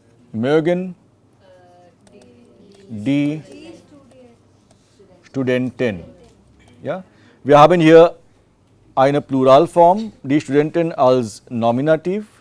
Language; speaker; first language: German; non-native, fluent; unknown